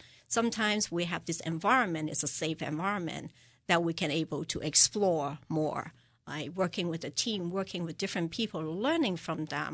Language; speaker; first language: English; non-native, local second language; Cantonese